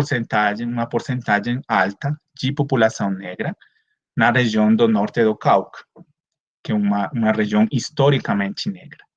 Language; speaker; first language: Portuguese; non-native, fluent; Spanish